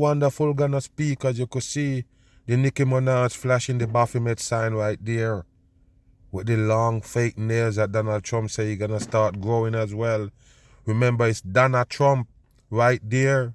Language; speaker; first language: English; native; English